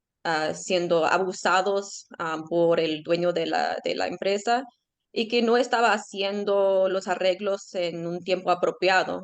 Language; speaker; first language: Spanish; early bilingual, heritage; Spanish